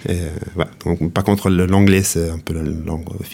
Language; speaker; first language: French; non-native, fluent; Italian